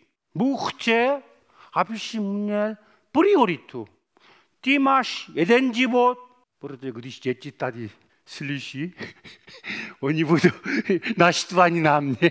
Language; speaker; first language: Czech; non-native, fluent; Korean